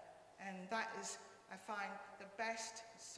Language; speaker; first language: English; non-native, local second language; Cantonese